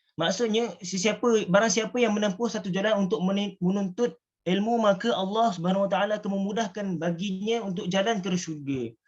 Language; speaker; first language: Malay; native; Malay